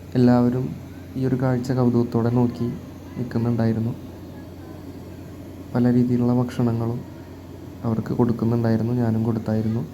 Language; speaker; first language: Malayalam; native; Malayalam